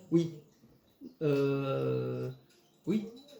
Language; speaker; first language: French; native; French